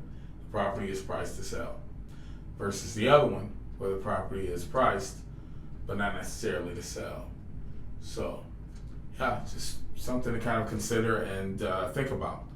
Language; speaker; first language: English; native; English